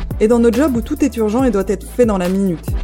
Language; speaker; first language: French; native; French